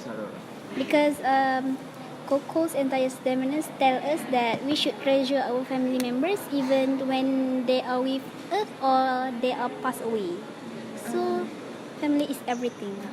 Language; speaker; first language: English; non-native, learner; Malay